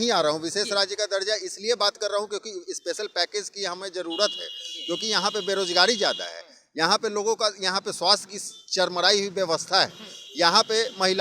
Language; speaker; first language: Hindi; native; Hindi